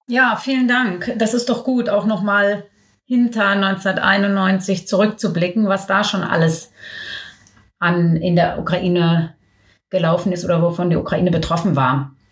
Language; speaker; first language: German; native; German